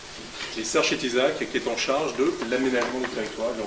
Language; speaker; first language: French; native; French